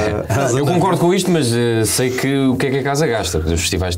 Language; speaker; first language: Portuguese; native; Portuguese